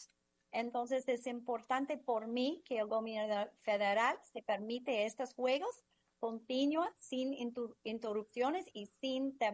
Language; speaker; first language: Spanish; non-native, fluent; English